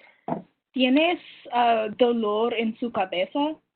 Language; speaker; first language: Spanish; non-native, learner; English